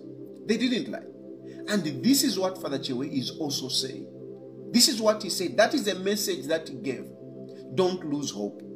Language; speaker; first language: English; non-native, local second language; Bemba